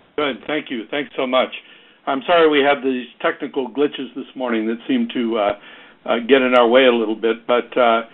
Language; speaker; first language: English; native; English